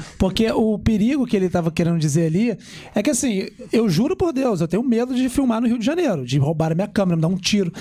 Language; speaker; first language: Portuguese; native; Portuguese